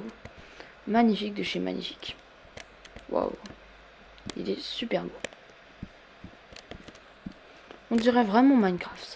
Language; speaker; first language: French; native; French